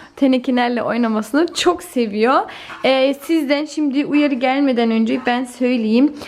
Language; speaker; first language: Turkish; early bilingual, heritage; Turkish